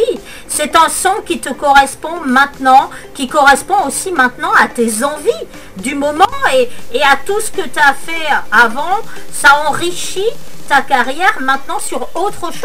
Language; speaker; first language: French; native; French